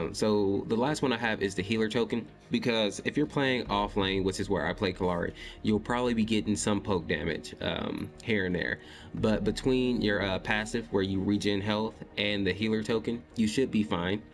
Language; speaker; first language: English; native; English